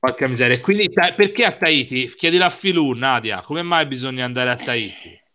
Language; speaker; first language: Italian; native; Italian